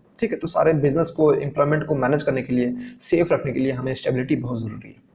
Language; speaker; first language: Hindi; native; Hindi